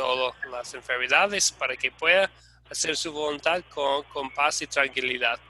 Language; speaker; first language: Spanish; non-native, fluent; English